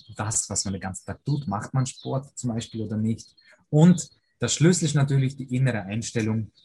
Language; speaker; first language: German; early bilingual, other home language; Polish